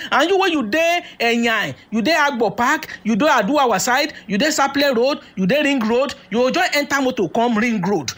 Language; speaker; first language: Nigerian Pidgin; native; Nigerian Pidgin